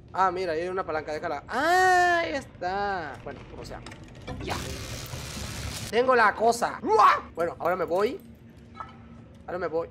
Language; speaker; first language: Spanish; native; Spanish